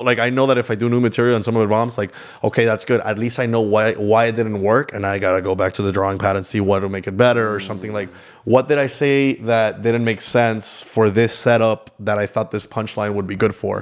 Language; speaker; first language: English; early bilingual, other home language; Spanish